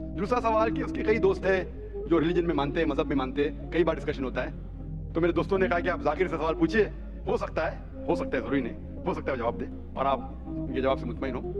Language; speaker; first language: Hindi; non-native, local second language; Konkani